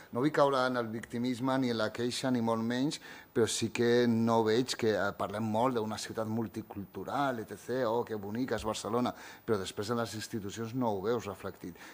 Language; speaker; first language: Catalan; early bilingual, other home language; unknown